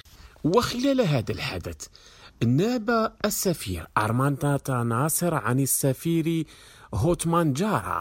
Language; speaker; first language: Arabic; non-native, fluent; Indonesian